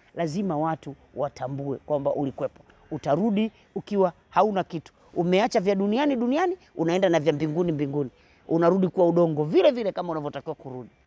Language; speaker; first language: Swahili; native; Swahili